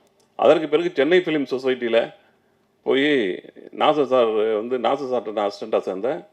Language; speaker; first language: Tamil; native; Tamil